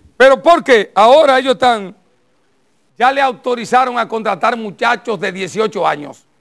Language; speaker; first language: Spanish; native; Spanish